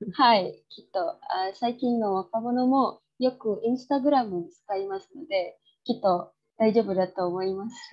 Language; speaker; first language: Japanese; non-native, fluent; Indonesian